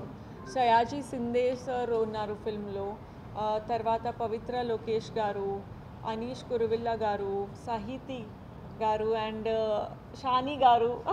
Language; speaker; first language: Telugu; non-native, fluent; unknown